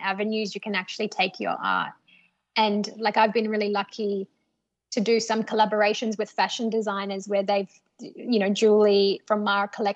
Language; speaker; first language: English; native; English